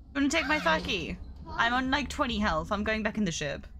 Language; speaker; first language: English; native; English